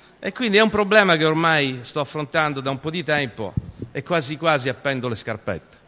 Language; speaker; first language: Italian; early bilingual, other home language; English